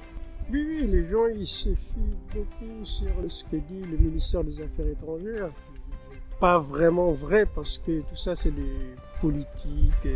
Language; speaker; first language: French; non-native, local second language; Tamasheq